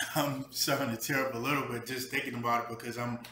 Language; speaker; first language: English; native; English